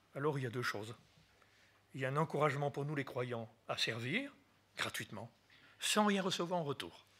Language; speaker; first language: French; native; French